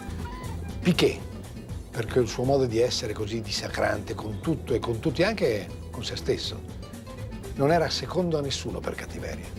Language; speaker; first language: Italian; native; Italian